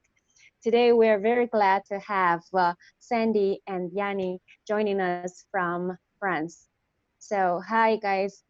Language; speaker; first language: English; non-native, fluent; Chinese